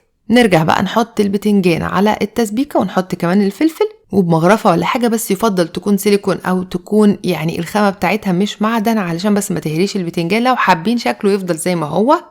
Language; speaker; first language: Arabic; native; Arabic